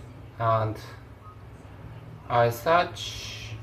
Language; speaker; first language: English; non-native, learner; Japanese